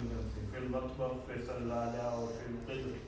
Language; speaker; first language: Arabic; non-native, fluent; Urdu